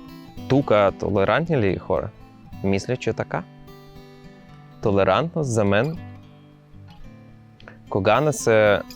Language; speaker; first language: Bulgarian; non-native, learner; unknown